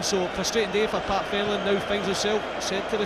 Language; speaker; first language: English; native; English